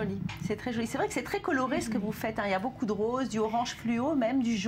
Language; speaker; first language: French; native; French